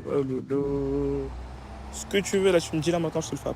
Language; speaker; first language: French; native; French